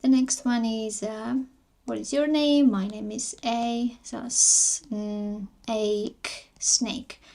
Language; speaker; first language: English; non-native, fluent; Armenian